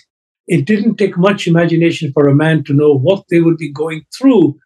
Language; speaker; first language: English; non-native, local second language; Sindhi